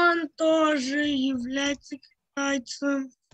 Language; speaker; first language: Russian; early bilingual, heritage; Russian